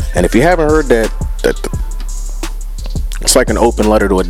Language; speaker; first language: English; native; English